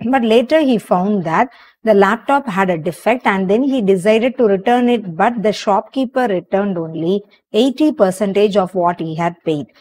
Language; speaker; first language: English; non-native, local second language; Tamil